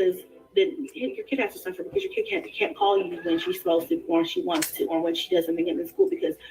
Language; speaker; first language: English; native; English